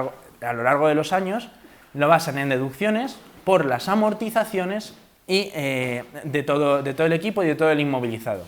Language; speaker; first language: Spanish; native; Spanish